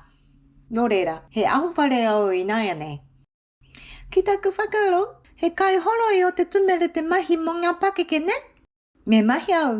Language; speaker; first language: Māori; non-native, fluent; Japanese